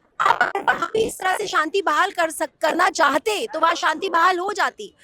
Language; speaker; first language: Hindi; native; Hindi